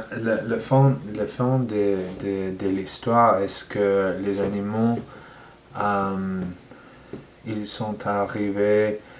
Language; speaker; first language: French; non-native, learner; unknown